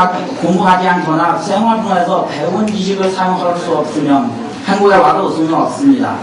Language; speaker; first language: Korean; non-native, learner; Chinese